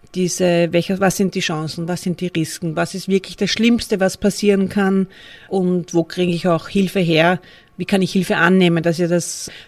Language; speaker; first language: German; native; German